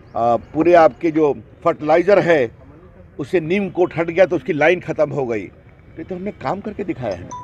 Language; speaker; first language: Hindi; native; Hindi